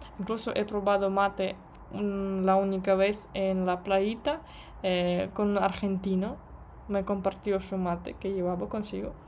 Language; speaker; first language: Spanish; non-native, fluent; Russian